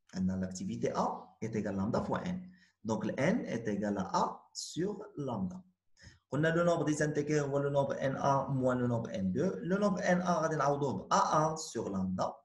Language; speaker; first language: French; non-native, local second language; Arabic